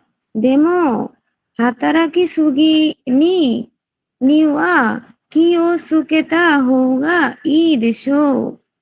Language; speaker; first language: Japanese; non-native, learner; Bangla